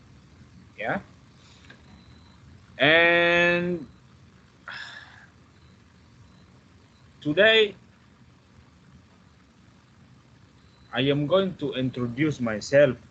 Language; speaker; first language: English; non-native, fluent; Malay